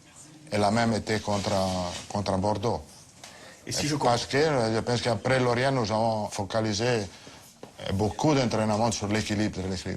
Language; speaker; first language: French; non-native, fluent; Italian